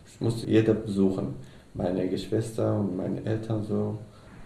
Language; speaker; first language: German; non-native, learner; Arabic